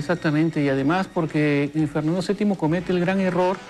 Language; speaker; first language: Spanish; native; Spanish